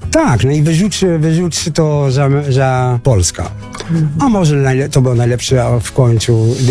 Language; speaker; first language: Polish; non-native, fluent; Dutch